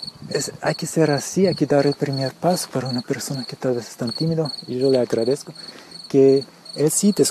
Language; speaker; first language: Spanish; early bilingual, heritage; Spanish